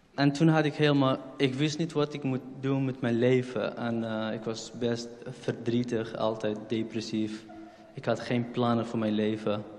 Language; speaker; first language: Dutch; non-native, fluent; Central Kurdish